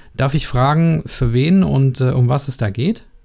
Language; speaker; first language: German; native; German